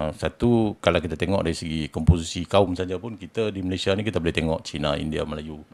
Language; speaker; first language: Malay; native; Malay